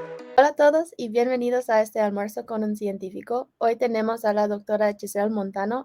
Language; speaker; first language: Spanish; non-native, fluent; English